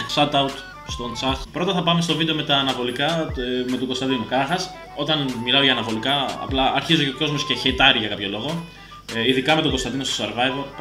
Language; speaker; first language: Greek; early bilingual, other home language; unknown